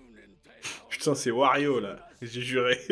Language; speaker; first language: French; native; French